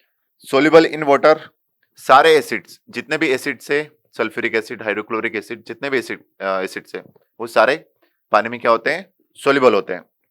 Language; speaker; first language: Hindi; native; Hindi